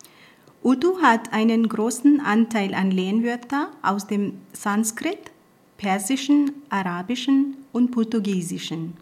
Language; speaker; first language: German; non-native, fluent; Punjabi